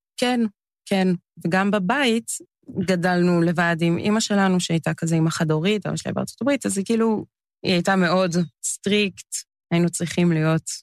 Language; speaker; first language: Hebrew; early bilingual, other home language; English